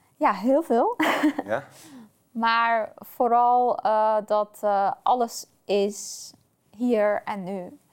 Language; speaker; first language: Dutch; non-native, fluent; Persian